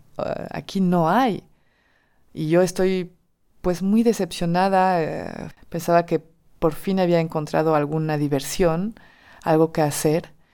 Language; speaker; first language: Spanish; non-native, fluent; French